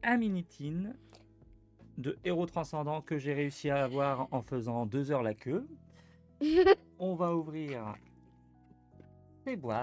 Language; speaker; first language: French; native; French